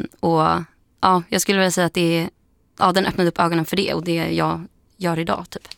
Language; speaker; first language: Swedish; early bilingual, heritage; Swedish